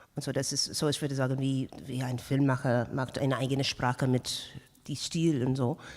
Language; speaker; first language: German; non-native, learner; English